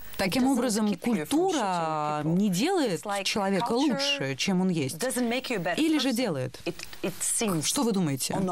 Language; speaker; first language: Russian; native; Russian